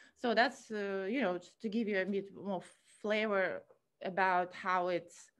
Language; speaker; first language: English; non-native, fluent; Russian